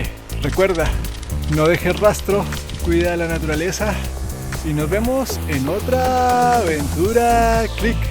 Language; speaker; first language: Spanish; native; Spanish